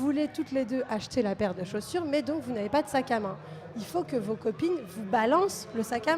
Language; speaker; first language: French; native; French